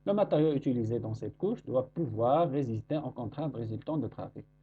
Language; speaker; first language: French; non-native, local second language; Arabic